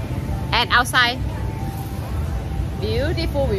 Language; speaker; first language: English; non-native, learner; Thai